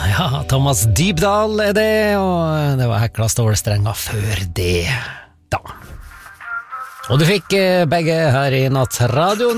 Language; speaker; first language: Norwegian; native; Norwegian